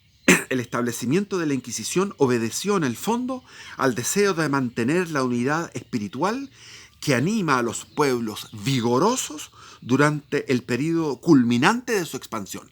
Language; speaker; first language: Spanish; native; Spanish